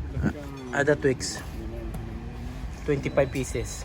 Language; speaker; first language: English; non-native, local second language; Filipino